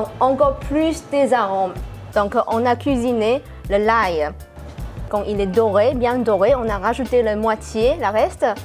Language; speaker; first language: French; non-native, fluent; Chinese